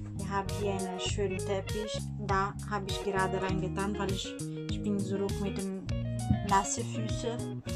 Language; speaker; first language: German; non-native, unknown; Portuguese